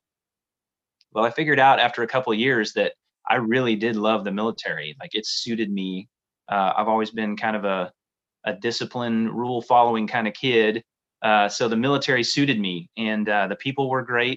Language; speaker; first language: English; native; English